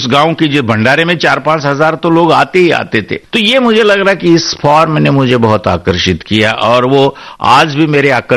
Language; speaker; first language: Hindi; non-native, local second language; Marathi